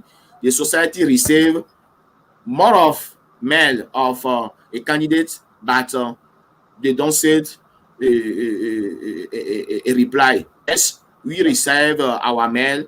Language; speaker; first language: English; non-native, local second language; French